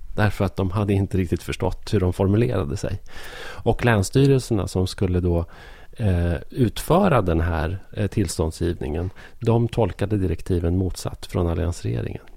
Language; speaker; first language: Swedish; native; Swedish